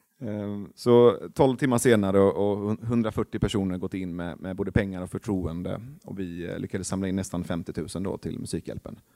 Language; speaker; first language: Swedish; early bilingual, other home language; Persian